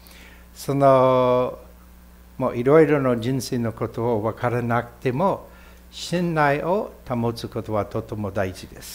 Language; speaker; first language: Japanese; non-native, fluent; English